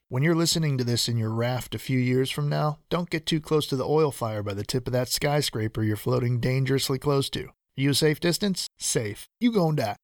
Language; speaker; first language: English; early bilingual, other home language; Spanish